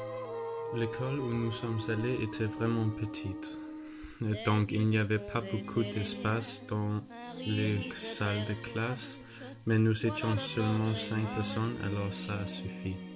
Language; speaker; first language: French; non-native, learner; Danish